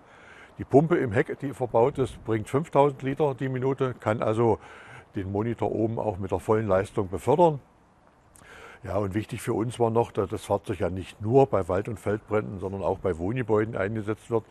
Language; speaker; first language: German; native; German